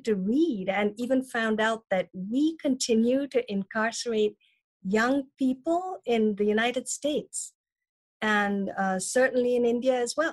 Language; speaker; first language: English; non-native, local second language; Tamil